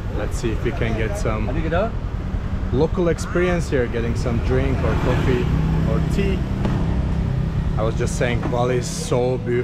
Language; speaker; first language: English; non-native, fluent; Azerbaijani